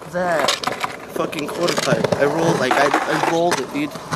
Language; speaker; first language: English; native; English